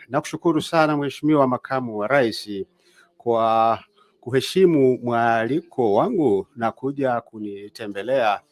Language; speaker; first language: Swahili; native; Swahili